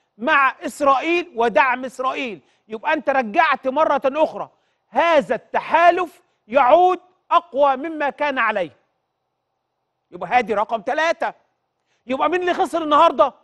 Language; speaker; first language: Arabic; native; Arabic